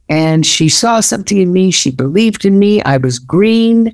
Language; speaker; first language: English; native; English